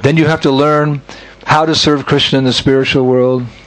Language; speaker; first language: English; native; English